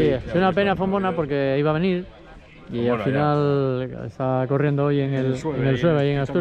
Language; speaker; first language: Spanish; native; Spanish